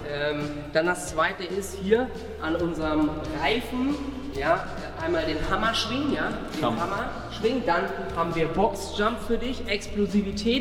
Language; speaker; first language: German; native; German